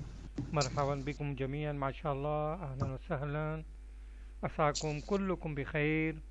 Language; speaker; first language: Arabic; non-native, fluent; Urdu